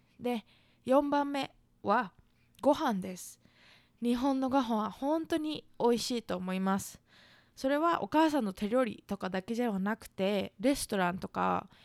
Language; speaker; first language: Japanese; native; Japanese